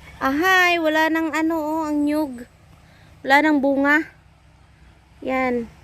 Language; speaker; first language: Filipino; non-native, local second language; Cebuano